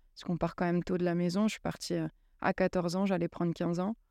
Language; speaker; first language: French; native; French